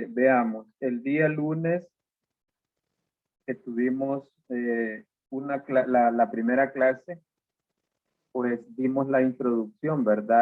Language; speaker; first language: Spanish; native; Spanish